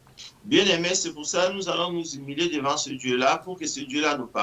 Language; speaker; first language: French; non-native, local second language; Lingala